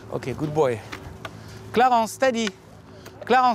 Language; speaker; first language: French; native; French